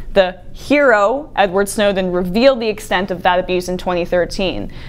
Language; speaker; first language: English; native; English